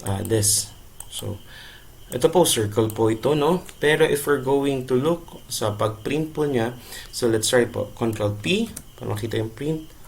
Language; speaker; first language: Filipino; non-native, local second language; Cebuano